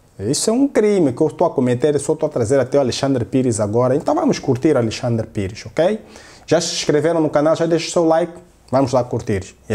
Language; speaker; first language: Portuguese; native; Portuguese